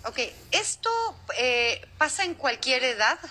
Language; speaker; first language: Spanish; native; Spanish